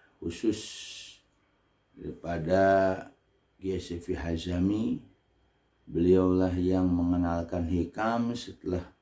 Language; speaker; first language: Indonesian; native; Indonesian